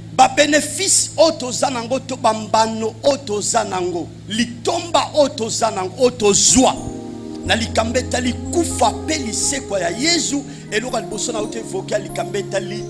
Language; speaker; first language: Lingala; non-native, local second language; Kongo